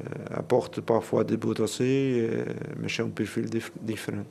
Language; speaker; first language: French; non-native, learner; Portuguese